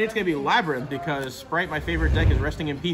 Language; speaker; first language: English; native; English